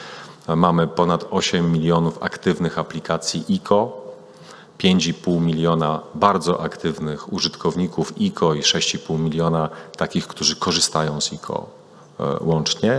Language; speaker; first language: Polish; native; Polish